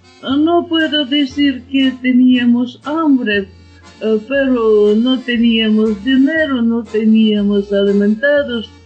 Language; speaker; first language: Spanish; non-native, learner; Ukrainian